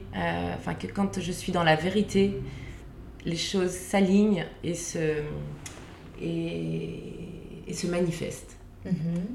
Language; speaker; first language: French; native; French